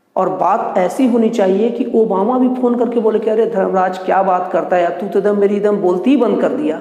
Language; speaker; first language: Hindi; native; Hindi